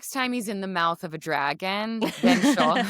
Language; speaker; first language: English; native; English